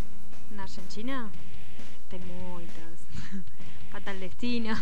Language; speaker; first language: Portuguese; non-native, learner; Spanish